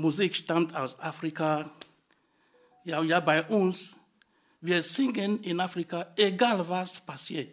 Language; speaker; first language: German; non-native, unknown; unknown